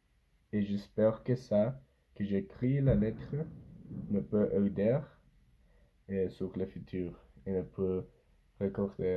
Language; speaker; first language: French; non-native, learner; Spanish